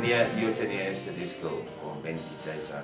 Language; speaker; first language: Spanish; non-native, fluent; English